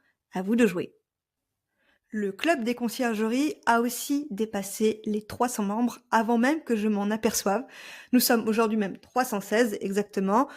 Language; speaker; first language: French; native; French